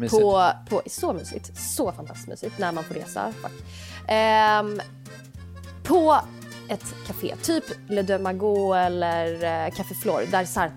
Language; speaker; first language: Swedish; native; Swedish